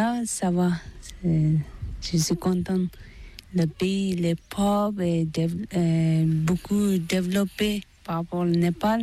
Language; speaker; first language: French; non-native, learner; Tibetan